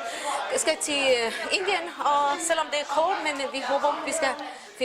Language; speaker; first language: Danish; non-native, learner; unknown